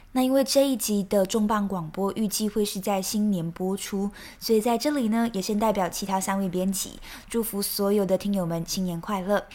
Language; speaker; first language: Chinese; native; Chinese